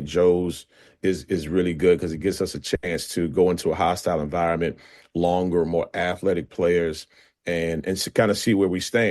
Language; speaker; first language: English; native; English